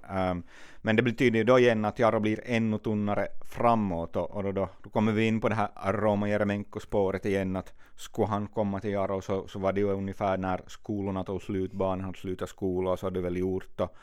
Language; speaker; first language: Swedish; native; Swedish